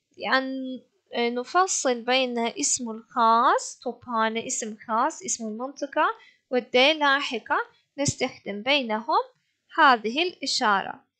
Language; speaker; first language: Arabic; non-native, fluent; Turkish